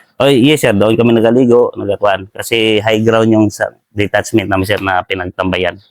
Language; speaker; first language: Filipino; non-native, local second language; Cebuano